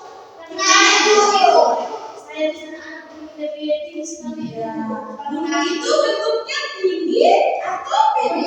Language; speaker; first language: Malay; non-native, local second language; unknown